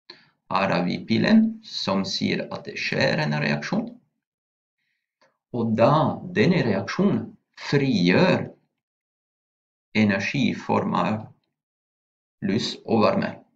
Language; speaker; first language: Norwegian; non-native, fluent; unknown